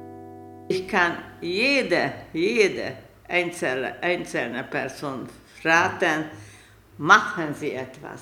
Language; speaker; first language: German; non-native, learner; Hungarian